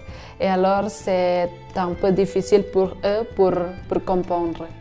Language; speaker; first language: French; non-native, learner; Indonesian